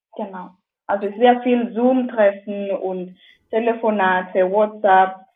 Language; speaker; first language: German; non-native, fluent; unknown